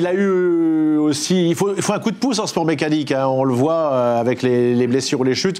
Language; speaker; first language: French; native; French